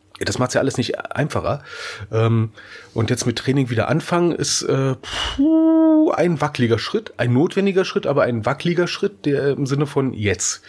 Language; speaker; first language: German; native; German